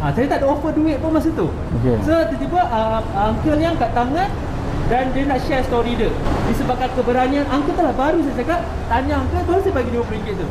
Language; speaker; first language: Malay; native; Malay